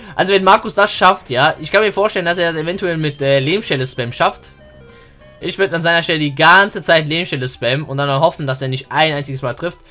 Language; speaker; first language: German; early bilingual, other home language; Turkish